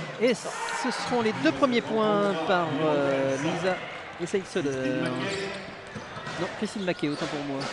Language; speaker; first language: French; native; French